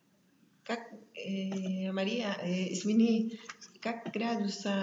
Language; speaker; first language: Russian; non-native, learner; German